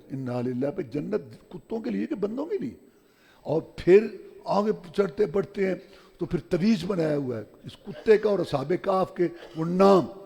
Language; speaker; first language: Urdu; non-native, local second language; Punjabi